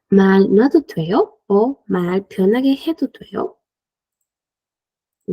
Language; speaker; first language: Korean; non-native, fluent; Spanish